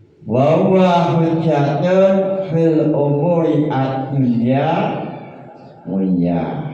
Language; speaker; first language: Arabic; non-native, fluent; Javanese